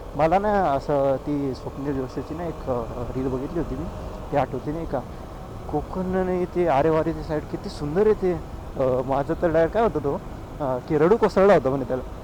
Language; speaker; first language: Marathi; non-native, local second language; Lambadi